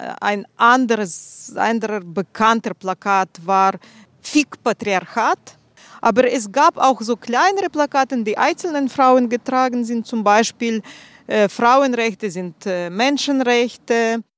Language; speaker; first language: German; non-native, fluent; Russian